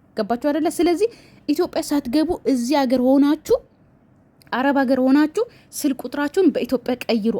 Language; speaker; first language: Amharic; native; Amharic